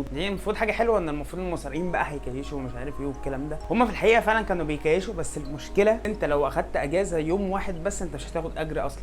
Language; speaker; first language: Arabic; native; Arabic